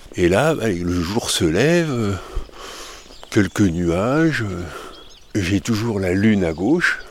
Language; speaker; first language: French; native; French